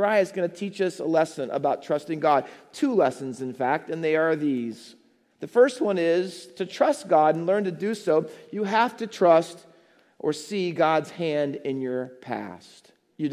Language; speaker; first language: English; native; English